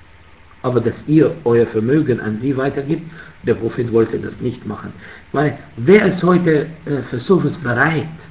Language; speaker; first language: German; non-native, fluent; Arabic